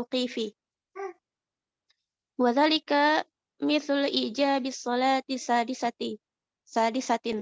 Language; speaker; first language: Arabic; non-native, learner; Indonesian